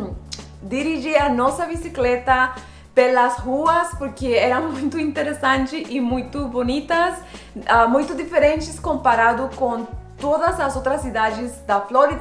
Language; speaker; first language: Portuguese; non-native, fluent; Spanish